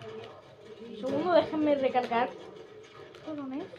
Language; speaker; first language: Spanish; native; Spanish